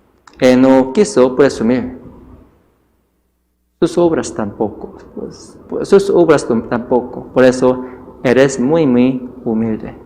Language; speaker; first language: Spanish; non-native, fluent; Korean